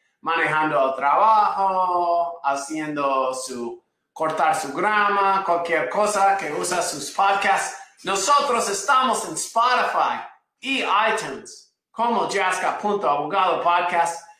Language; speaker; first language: Spanish; non-native, fluent; English